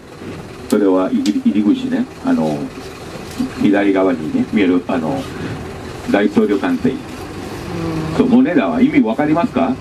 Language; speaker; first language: Japanese; non-native, fluent; Spanish